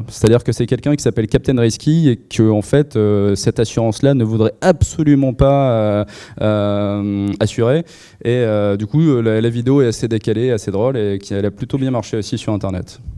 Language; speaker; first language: French; native; French